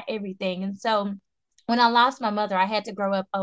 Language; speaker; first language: English; native; English